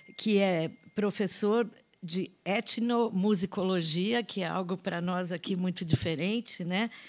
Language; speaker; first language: Portuguese; native; Portuguese